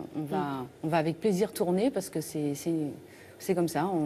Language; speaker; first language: French; native; French